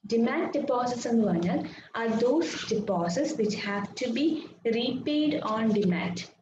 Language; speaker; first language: English; non-native, local second language; Malayalam